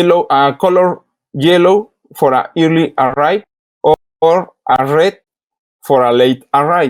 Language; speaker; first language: English; non-native, learner; Spanish